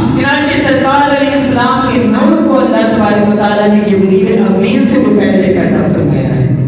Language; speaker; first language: Urdu; non-native, local second language; Punjabi